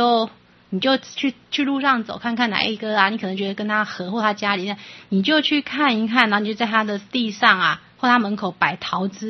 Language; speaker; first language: Chinese; native; Chinese